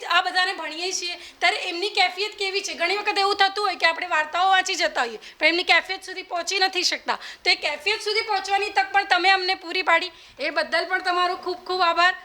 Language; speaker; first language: Gujarati; native; Gujarati